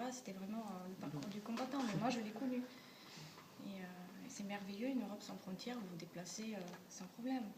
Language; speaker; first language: French; non-native, fluent; Bulgarian